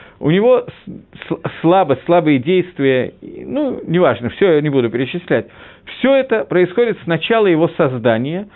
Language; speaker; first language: Russian; early bilingual, heritage; Russian